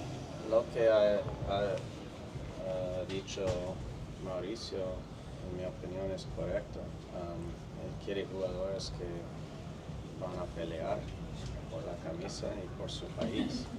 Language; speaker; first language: Spanish; non-native, fluent; English